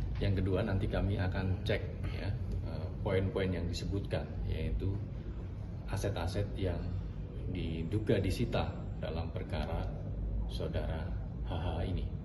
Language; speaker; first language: Indonesian; native; Indonesian